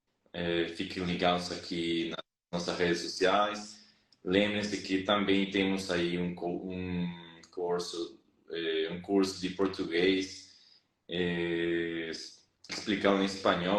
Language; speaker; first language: Portuguese; non-native, fluent; Spanish